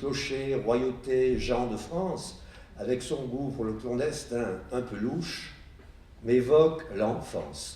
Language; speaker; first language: French; native; French